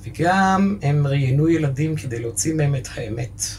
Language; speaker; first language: Hebrew; early bilingual, other home language; German